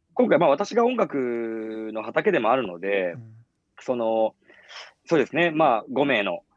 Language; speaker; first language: Japanese; native; Japanese